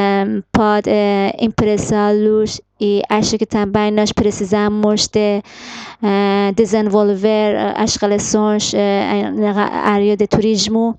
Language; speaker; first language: Portuguese; non-native, fluent; Persian